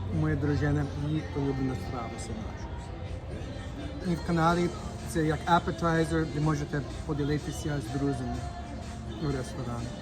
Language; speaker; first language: Ukrainian; non-native, learner; English